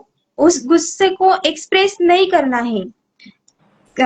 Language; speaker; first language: Hindi; native; Hindi